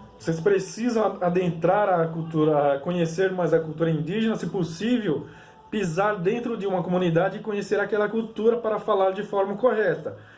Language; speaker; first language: Portuguese; non-native, local second language; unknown